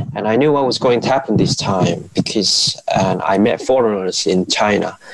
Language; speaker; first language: English; non-native, fluent; Korean